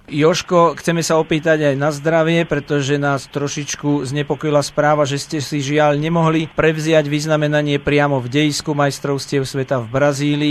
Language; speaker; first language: Slovak; native; Slovak